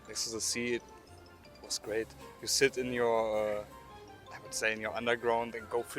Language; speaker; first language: English; non-native, learner; German